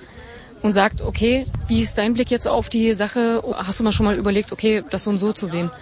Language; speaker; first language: German; native; German